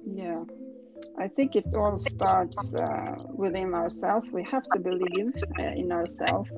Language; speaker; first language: English; non-native, fluent; Swedish